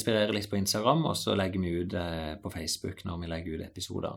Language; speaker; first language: Norwegian; native; Norwegian